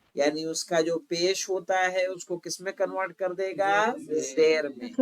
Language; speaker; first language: Urdu; native; Urdu